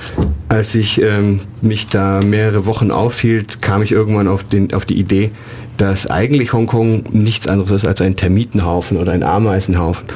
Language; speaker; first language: German; native; German